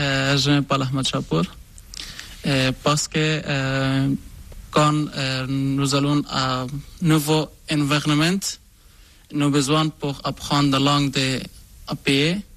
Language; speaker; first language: French; non-native, learner; Persian